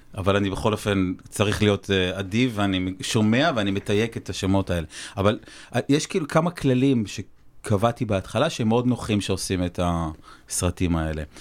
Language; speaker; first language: Hebrew; native; Hebrew